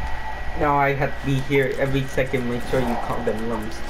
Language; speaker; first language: English; native; English